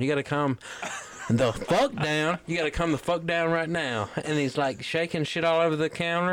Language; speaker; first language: English; native; English